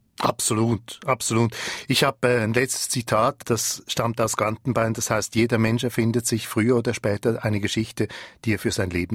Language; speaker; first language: German; native; German